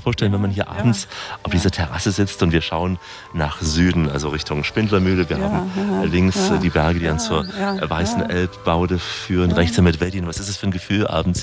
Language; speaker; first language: German; native; German